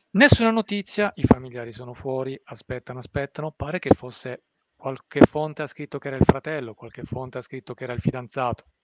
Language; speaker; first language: Italian; early bilingual, other home language; Persian